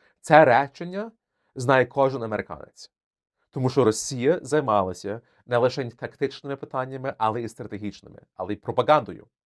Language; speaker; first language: Ukrainian; early bilingual, heritage; Ukrainian